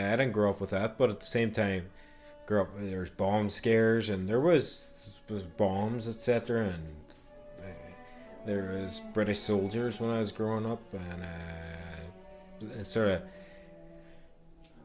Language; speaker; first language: English; native; English